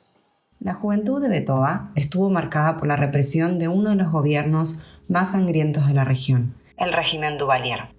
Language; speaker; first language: Spanish; native; Spanish